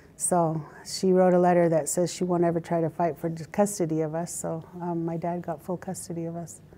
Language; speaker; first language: English; native; English